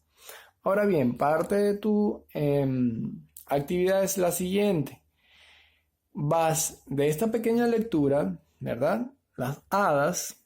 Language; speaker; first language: Spanish; native; Spanish